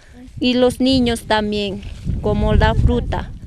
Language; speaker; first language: Spanish; non-native, local second language; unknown